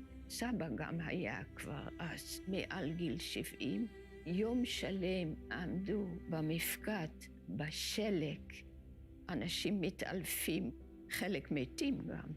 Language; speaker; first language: Hebrew; early bilingual, other home language; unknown